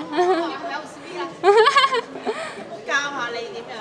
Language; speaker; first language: Cantonese; native; Cantonese